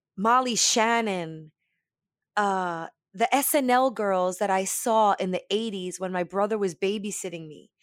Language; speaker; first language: English; early bilingual, other home language; Spanish